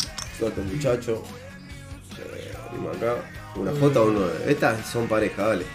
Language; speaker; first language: Spanish; native; Spanish